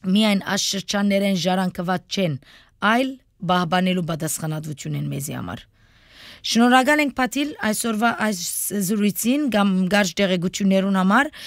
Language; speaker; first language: Armenian; early bilingual, heritage; Armenian